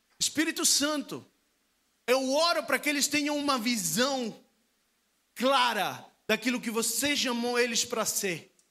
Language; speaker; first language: Portuguese; non-native, fluent; Spanish